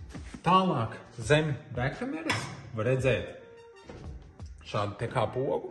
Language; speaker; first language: Latvian; native; Latvian